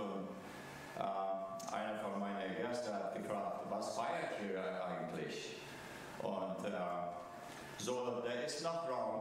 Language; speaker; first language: German; early bilingual, heritage; German